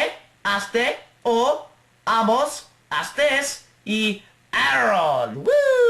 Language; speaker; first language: Spanish; non-native, learner; English